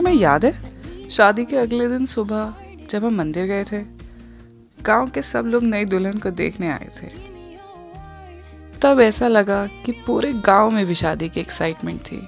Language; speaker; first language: Hindi; native; Hindi